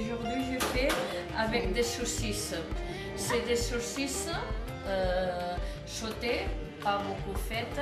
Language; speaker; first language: French; non-native, learner; Catalan